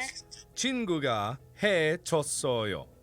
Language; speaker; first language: Korean; non-native, learner; English